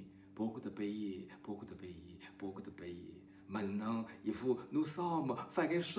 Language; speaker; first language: French; non-native, learner; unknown